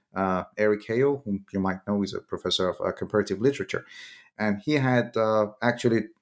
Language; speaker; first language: English; non-native, fluent; Persian